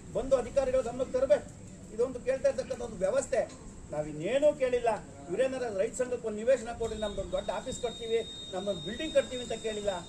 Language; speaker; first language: Kannada; native; Kannada